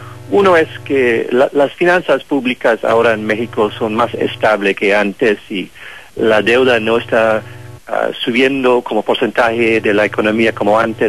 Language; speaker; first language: Spanish; non-native, fluent; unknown